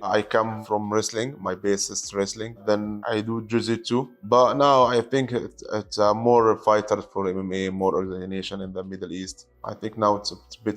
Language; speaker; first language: English; non-native, learner; Arabic